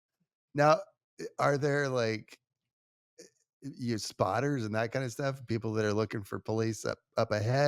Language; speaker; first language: English; native; English